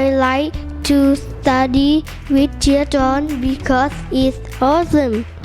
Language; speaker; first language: English; non-native, learner; Thai